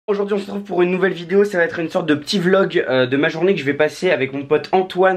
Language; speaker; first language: French; native; French